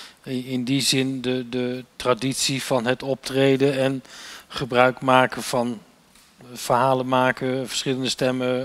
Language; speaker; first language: Dutch; native; Dutch